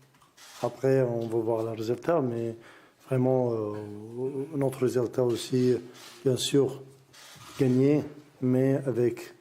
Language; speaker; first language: French; non-native, learner; Arabic